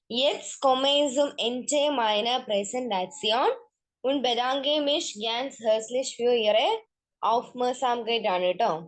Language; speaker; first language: German; non-native, fluent; Malayalam